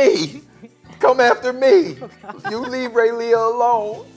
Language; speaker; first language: English; native; English